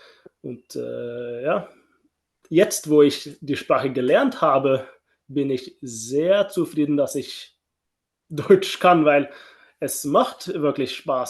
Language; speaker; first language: German; non-native, fluent; Norwegian